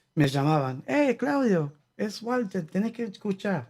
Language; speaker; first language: Spanish; early bilingual, heritage; Spanish